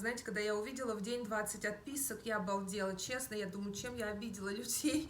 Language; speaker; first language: Russian; native; Russian